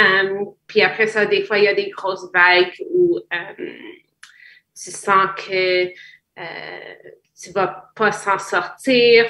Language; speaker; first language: French; non-native, fluent; English